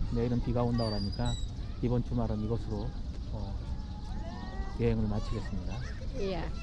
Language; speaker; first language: Korean; native; Korean